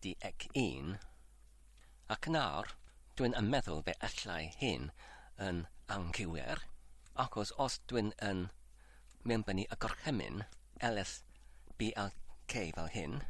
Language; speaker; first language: Welsh; non-native, learner; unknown